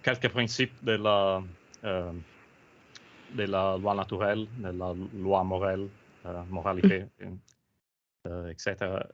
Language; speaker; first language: French; non-native, learner; Italian